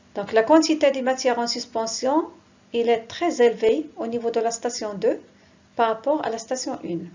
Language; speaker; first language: French; non-native, local second language; Arabic